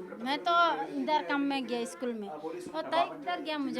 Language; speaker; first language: Hindi; non-native, local second language; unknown